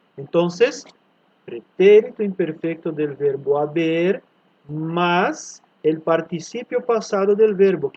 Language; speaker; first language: Spanish; non-native, fluent; Portuguese